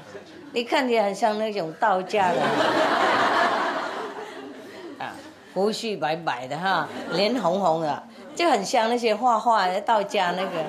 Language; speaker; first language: Chinese; non-native, fluent; Vietnamese